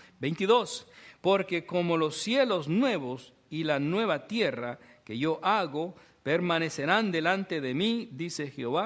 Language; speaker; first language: Spanish; native; Spanish